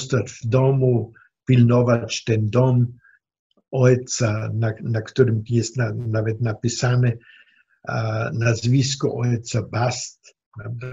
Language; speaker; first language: Polish; non-native, fluent; German